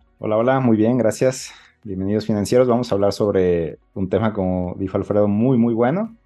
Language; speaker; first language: Spanish; native; Spanish